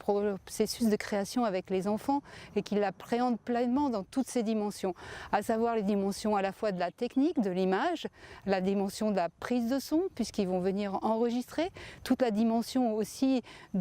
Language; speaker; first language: French; native; French